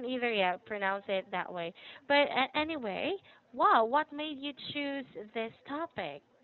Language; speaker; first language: English; non-native, fluent; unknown